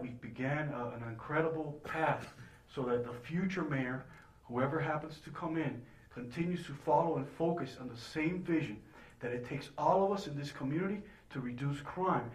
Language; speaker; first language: English; early bilingual, other home language; Spanish